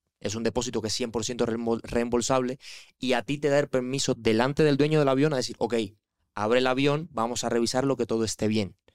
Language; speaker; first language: Spanish; native; Spanish